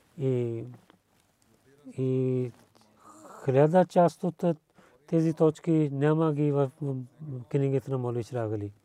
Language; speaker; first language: Bulgarian; non-native, learner; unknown